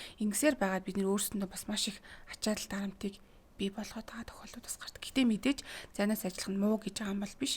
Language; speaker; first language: Mongolian; native; Mongolian